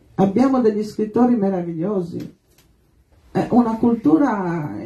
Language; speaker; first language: Italian; non-native, fluent; Croatian